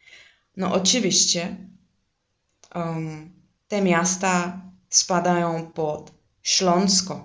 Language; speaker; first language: Polish; non-native, learner; Czech